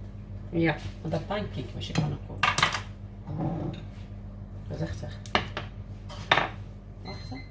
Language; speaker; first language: Dutch; non-native, learner; Arabic